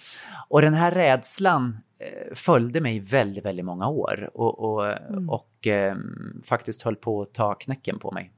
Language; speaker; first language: Swedish; native; Swedish